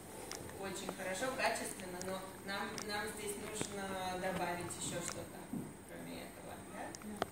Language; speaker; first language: Russian; native; Russian